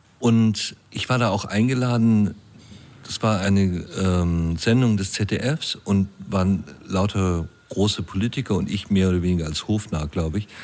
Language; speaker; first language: German; native; German